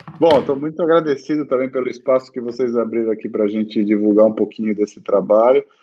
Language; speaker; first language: Portuguese; native; Portuguese